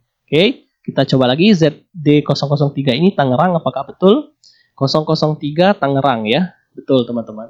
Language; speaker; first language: Indonesian; native; Indonesian